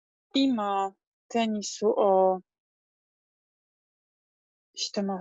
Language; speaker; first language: Japanese; non-native, learner; English